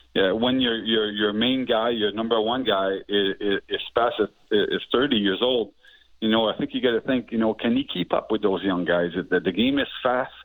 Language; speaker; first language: English; native; English